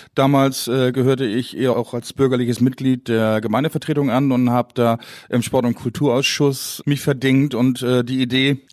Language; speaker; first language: German; non-native, local second language; Low German